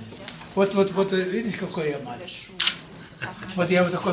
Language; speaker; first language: Russian; non-native, local second language; Tuvinian